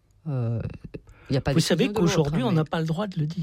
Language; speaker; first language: French; native; French